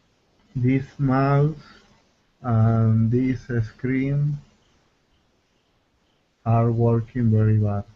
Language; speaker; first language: English; non-native, learner; Spanish